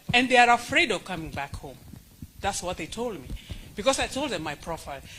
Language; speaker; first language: English; non-native, local second language; Gusii